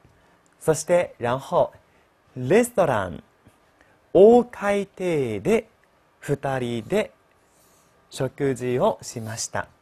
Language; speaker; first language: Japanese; non-native, fluent; Chinese